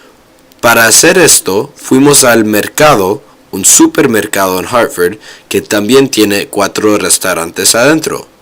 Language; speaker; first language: Spanish; non-native, learner; English